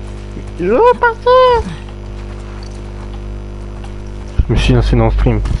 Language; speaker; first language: French; native; French